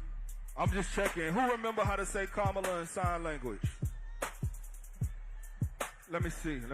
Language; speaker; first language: English; native; English